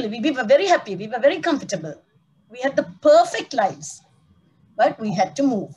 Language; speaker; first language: English; non-native, local second language; Tamil